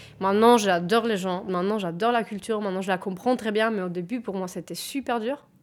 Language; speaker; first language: French; non-native, fluent; Spanish